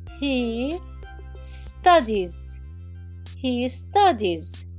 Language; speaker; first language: English; non-native, fluent; Arabic